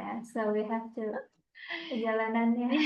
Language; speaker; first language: English; non-native, fluent; Indonesian